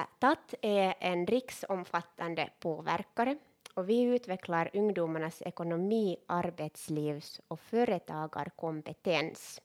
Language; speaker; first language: Swedish; non-native, local second language; Finnish